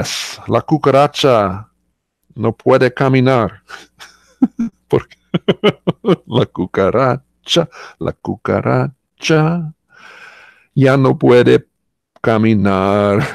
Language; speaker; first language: Spanish; non-native, learner; English